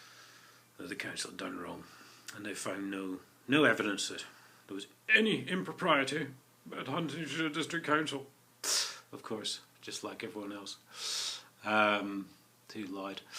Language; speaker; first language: English; native; English